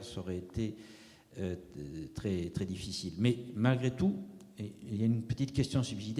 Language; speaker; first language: French; native; French